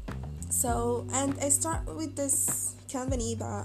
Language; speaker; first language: English; non-native, learner; Arabic